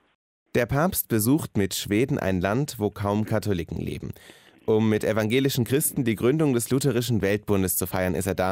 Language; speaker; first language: German; native; German